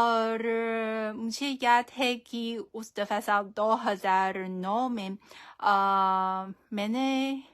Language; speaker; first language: Hindi; non-native, fluent; Chinese